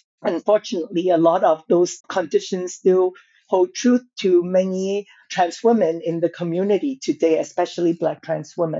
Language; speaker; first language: English; non-native, local second language; Cantonese